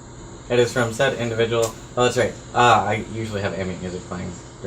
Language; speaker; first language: English; native; English